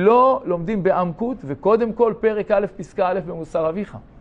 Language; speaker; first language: Hebrew; native; Hebrew